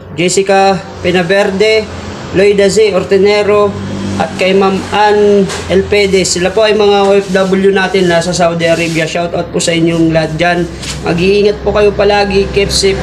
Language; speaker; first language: Filipino; non-native, local second language; Waray